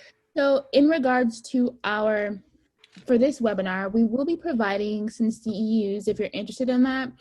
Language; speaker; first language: English; native; English